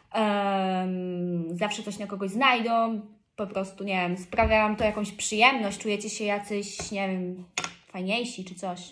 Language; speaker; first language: Polish; early bilingual, heritage; Polish